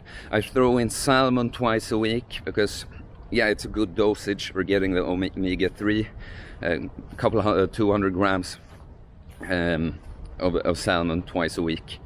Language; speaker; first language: English; non-native, fluent; Swedish